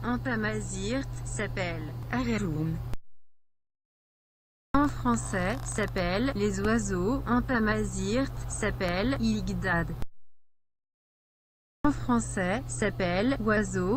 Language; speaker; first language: French; non-native, learner; Berber languages